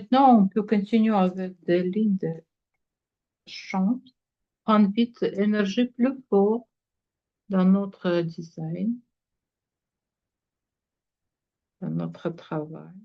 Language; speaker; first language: French; non-native, learner; Russian